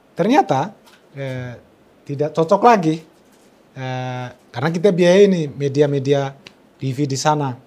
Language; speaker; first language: Indonesian; non-native, local second language; Tetum